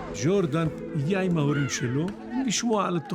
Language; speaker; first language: Hebrew; non-native, fluent; French